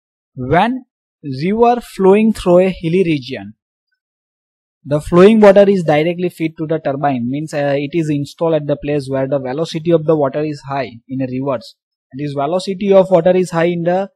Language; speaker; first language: English; non-native, local second language; Gujarati